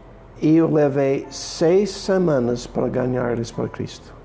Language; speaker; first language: Portuguese; non-native, fluent; English